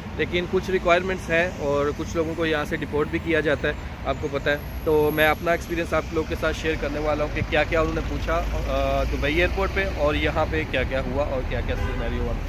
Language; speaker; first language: Urdu; non-native, local second language; Punjabi